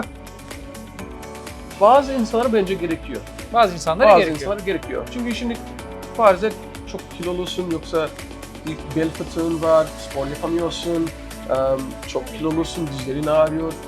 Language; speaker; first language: Turkish; early bilingual, other home language; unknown